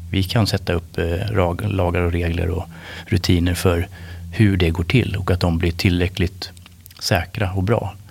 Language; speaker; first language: Swedish; native; Swedish